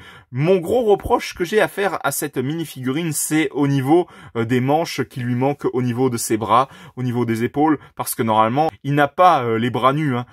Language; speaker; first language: French; native; French